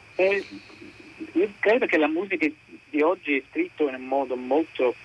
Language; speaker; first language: Italian; non-native, fluent; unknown